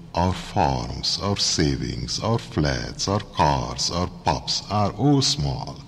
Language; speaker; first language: English; non-native, fluent; Hungarian